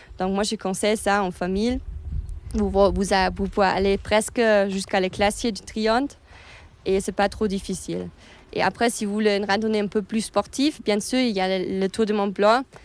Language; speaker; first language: French; non-native, fluent; German